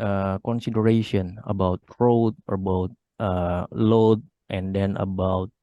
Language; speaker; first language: English; non-native, learner; Indonesian